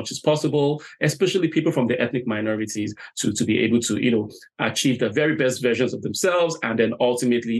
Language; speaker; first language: English; non-native, local second language; Yoruba